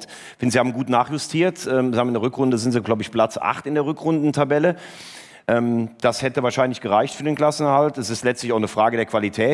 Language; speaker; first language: German; native; German